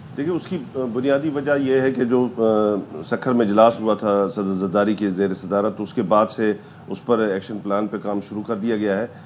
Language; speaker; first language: Urdu; non-native, local second language; Sindhi